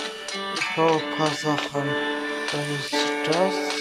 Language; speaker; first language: German; non-native, learner; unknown